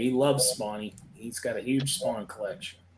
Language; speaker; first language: English; native; English